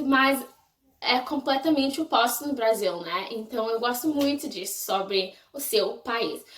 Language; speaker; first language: Portuguese; non-native, fluent; English